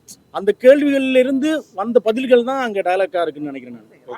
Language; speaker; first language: Tamil; native; Tamil